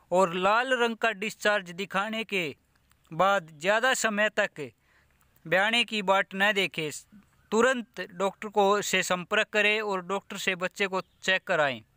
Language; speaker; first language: Hindi; native; Hindi